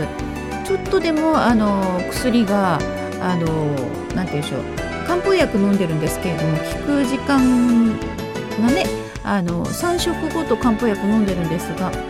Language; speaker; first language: Japanese; native; Japanese